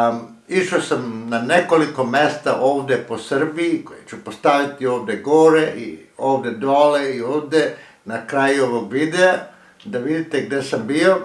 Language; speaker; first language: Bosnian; early bilingual, heritage; Croatian